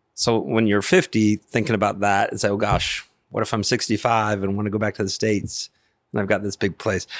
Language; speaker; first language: English; native; English